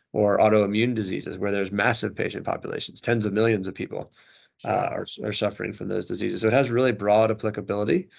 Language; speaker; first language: English; native; English